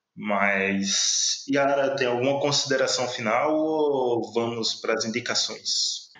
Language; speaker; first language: Portuguese; native; Portuguese